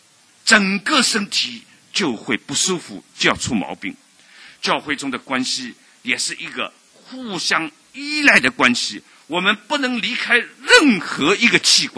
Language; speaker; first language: Chinese; native; Chinese